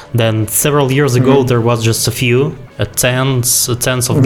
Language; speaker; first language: English; non-native, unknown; Russian